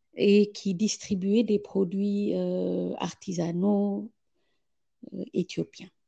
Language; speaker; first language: French; non-native, fluent; Amharic